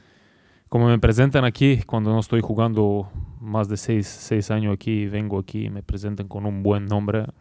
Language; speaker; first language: Spanish; non-native, learner; Bulgarian